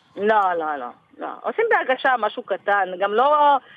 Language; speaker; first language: Hebrew; non-native, fluent; Russian